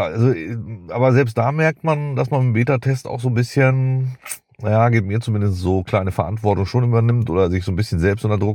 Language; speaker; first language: German; native; German